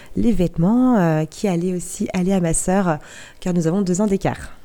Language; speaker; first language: French; native; French